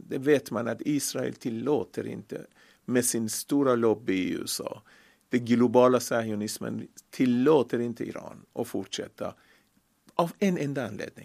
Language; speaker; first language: Swedish; non-native, fluent; Persian